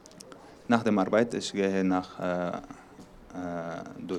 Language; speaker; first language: German; non-native, learner; Arabic